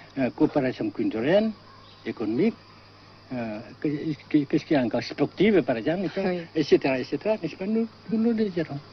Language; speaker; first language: French; non-native, fluent; Vietnamese